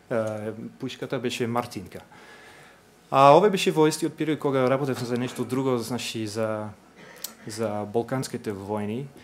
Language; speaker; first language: Macedonian; non-native, fluent; English